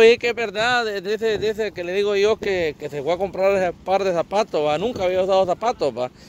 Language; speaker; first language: Spanish; native; Spanish